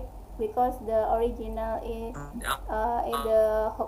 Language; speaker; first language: English; non-native, learner; Indonesian